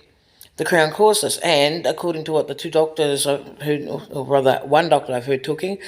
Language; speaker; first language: English; native; English